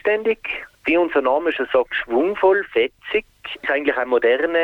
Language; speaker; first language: German; native; German